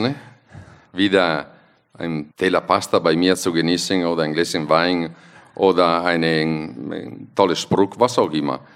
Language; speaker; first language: German; non-native, fluent; Italian